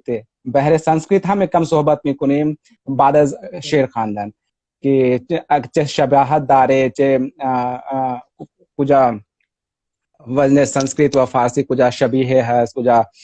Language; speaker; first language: Persian; non-native, learner; Hindi